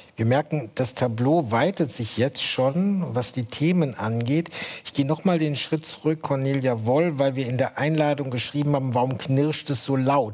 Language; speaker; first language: German; native; German